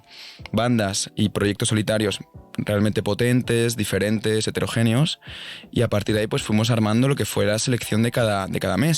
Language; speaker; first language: Spanish; native; Spanish